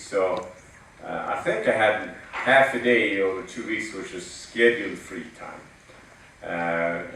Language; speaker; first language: English; non-native, fluent; Swedish